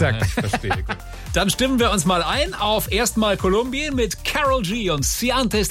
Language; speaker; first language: German; native; German